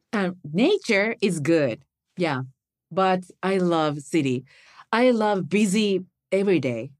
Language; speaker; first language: English; non-native, learner; Japanese